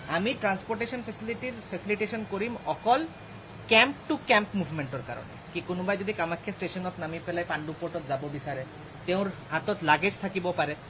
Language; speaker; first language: Assamese; native; Assamese